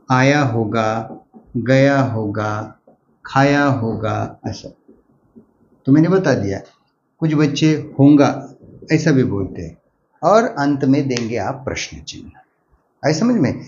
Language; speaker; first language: Hindi; non-native, local second language; Marathi